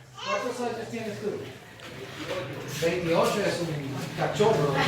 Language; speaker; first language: Spanish; non-native, learner; English